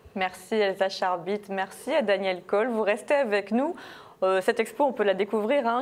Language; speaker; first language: French; native; French